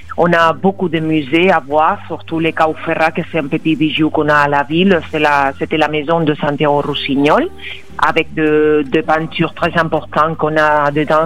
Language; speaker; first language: French; non-native, fluent; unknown